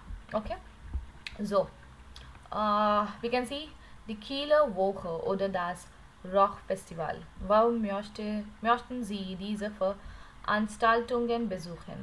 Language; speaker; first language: German; non-native, learner; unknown